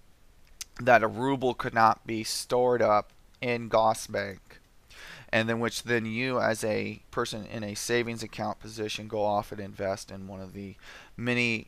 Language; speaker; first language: English; native; English